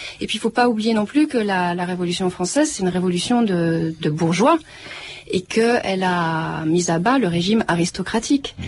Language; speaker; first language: French; native; French